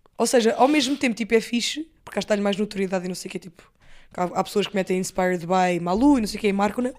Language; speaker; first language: Portuguese; early bilingual, other home language; English